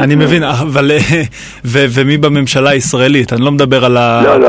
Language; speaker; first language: Hebrew; native; Hebrew